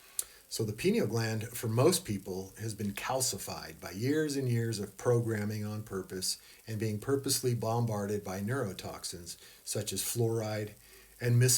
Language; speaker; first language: English; native; English